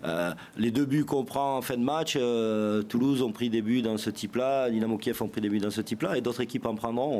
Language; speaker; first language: French; native; French